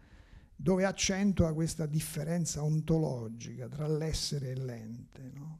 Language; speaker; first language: Italian; native; Italian